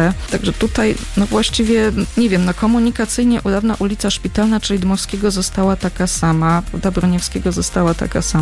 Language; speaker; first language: Polish; native; Polish